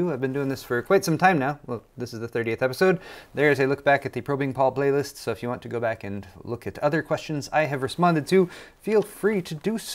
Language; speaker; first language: English; native; English